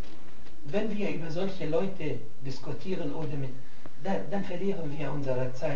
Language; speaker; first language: German; non-native, fluent; Arabic